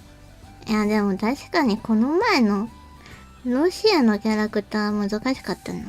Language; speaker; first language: Japanese; native; Japanese